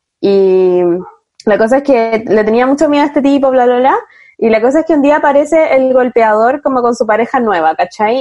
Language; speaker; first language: Spanish; native; Spanish